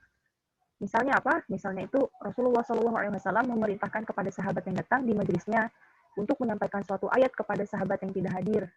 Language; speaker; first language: Indonesian; native; Indonesian